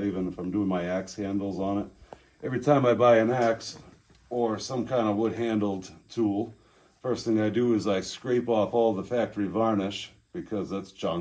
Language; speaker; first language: English; native; English